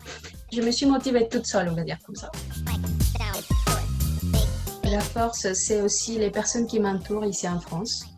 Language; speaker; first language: French; non-native, learner; Spanish